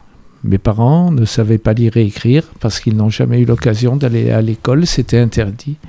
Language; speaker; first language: French; native; French